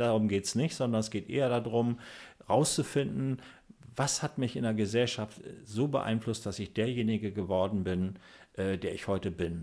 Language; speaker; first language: German; native; German